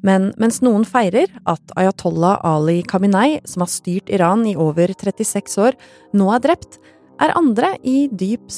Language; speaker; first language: Norwegian; native; Norwegian